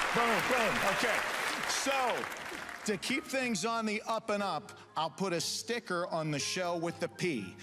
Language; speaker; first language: English; native; English